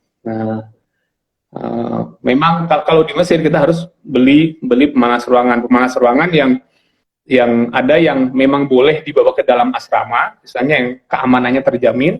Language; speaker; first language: Indonesian; non-native, local second language; Javanese